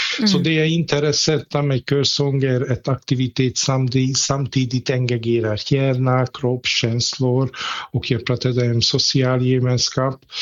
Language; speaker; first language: Swedish; non-native, fluent; Hungarian